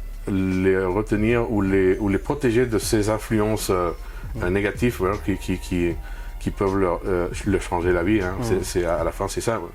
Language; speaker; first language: French; non-native, fluent; Spanish